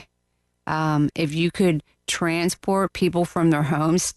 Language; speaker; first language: English; native; English